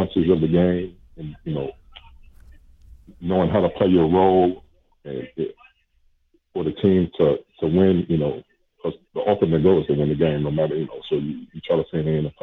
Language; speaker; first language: English; native; English